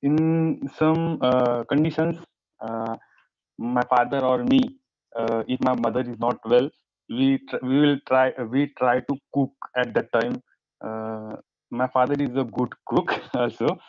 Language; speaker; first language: English; non-native, learner; Marathi